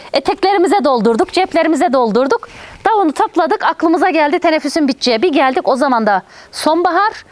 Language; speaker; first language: Turkish; native; Turkish